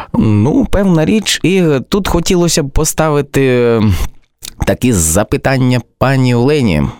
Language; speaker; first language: Ukrainian; native; Ukrainian